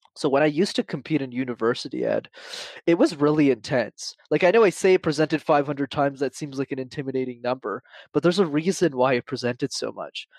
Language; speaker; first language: English; native; English